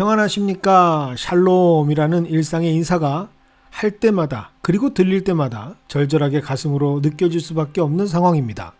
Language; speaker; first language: Korean; native; Korean